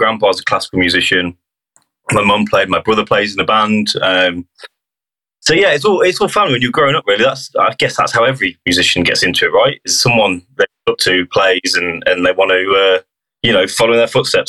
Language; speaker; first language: English; native; English